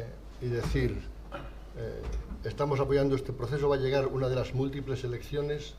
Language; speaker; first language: Spanish; native; Spanish